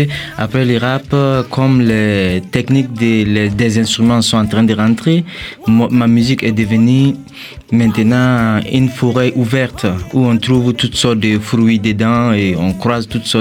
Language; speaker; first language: French; non-native, local second language; Mossi